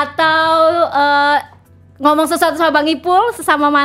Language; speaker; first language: Indonesian; native; Indonesian